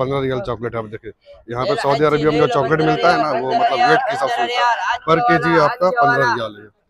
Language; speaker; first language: Hindi; native; Hindi